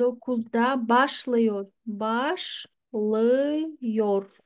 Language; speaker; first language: Turkish; non-native, fluent; Kyrgyz